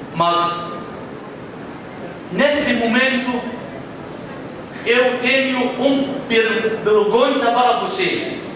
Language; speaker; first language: Portuguese; non-native, learner; Arabic